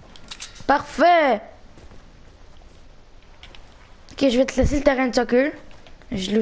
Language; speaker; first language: French; native; French